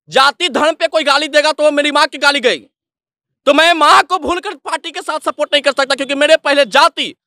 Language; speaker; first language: Hindi; native; Hindi